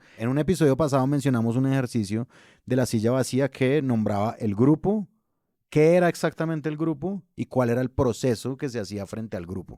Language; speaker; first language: Spanish; native; Spanish